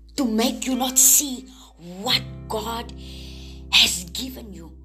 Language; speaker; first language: English; non-native, local second language; Afrikaans